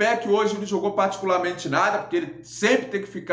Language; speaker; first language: Portuguese; native; Portuguese